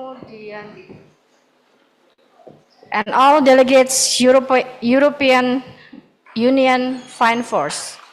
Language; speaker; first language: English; non-native, fluent; Indonesian